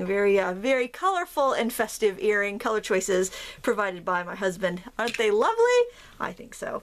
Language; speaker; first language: English; native; English